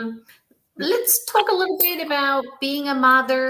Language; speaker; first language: English; non-native, fluent; Spanish